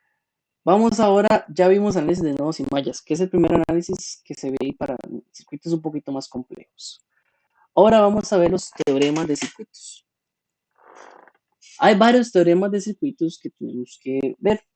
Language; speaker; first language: Spanish; native; Spanish